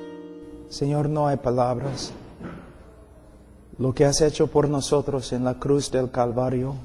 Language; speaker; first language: Spanish; non-native, fluent; English